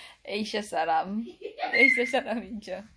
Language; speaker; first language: Korean; non-native, fluent; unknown